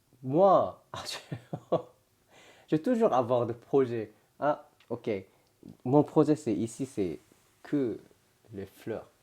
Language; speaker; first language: French; non-native, learner; Korean